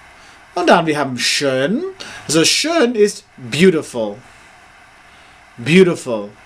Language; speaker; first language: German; non-native, learner; English